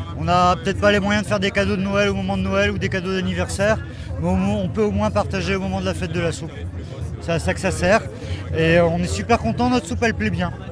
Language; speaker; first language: French; native; French